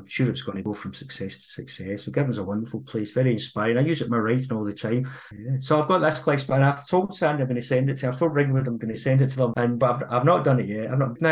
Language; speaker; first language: English; native; English